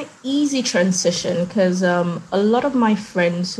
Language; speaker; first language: English; non-native, local second language; Yoruba